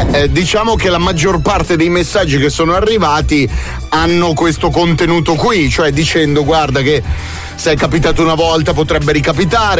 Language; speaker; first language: Italian; native; Italian